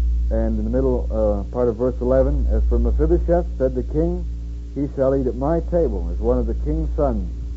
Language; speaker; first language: English; native; English